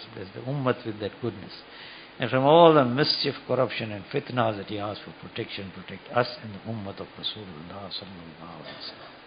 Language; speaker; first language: English; native; English